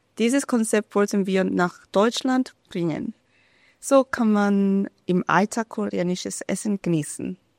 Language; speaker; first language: German; non-native, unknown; Korean